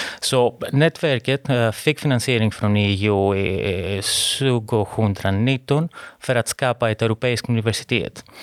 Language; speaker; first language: Swedish; non-native, fluent; Greek